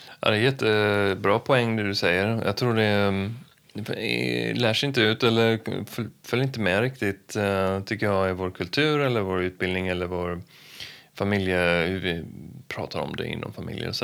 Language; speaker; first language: Swedish; native; Swedish